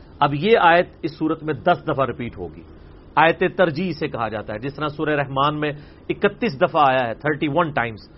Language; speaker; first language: Urdu; non-native, local second language; Punjabi